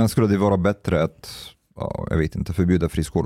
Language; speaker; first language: Swedish; early bilingual, other home language; Persian